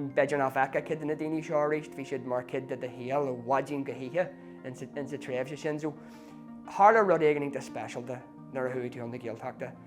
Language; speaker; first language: Irish; non-native, local second language; English